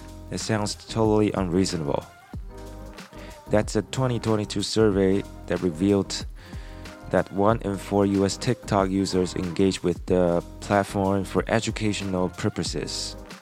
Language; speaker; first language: English; non-native, fluent; Chinese